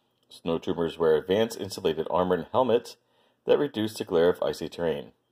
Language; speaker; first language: English; native; English